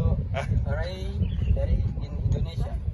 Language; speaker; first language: English; non-native, learner; Indonesian